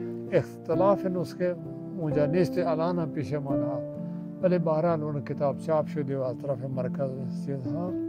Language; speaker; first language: Persian; non-native, fluent; Urdu